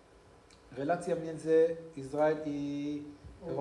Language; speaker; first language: Polish; non-native, learner; Hebrew